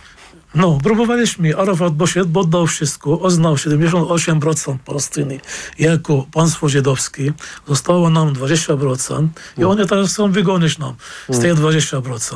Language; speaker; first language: Polish; non-native, fluent; Arabic